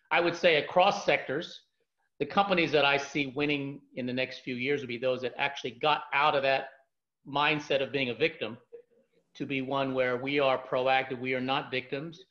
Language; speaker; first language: English; native; English